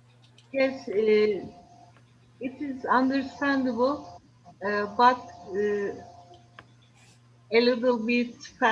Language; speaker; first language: English; non-native, learner; Turkish